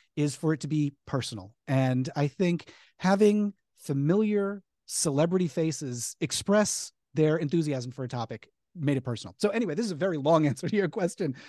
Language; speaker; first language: English; native; English